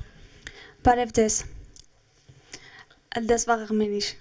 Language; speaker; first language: German; native; German